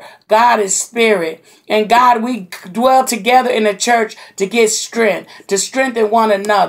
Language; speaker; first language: English; native; English